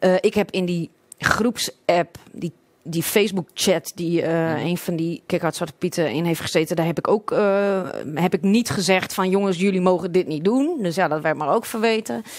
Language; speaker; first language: Dutch; non-native, local second language; Western Frisian